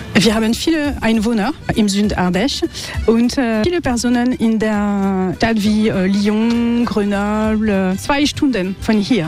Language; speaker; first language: German; non-native, learner; French